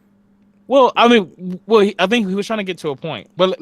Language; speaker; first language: English; native; English